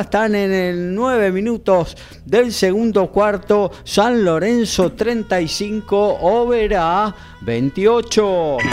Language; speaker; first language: Spanish; native; Spanish